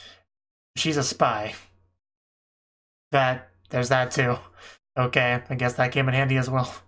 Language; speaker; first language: English; native; English